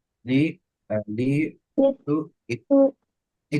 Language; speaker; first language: Arabic; non-native, learner; Bangla